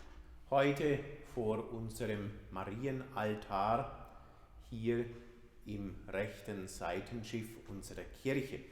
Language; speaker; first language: German; native; German